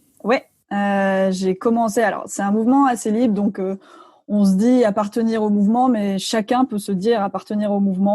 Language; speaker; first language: French; native; French